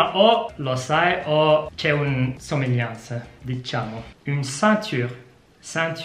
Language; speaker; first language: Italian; non-native, fluent; English